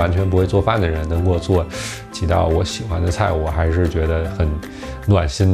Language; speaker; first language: Chinese; native; Chinese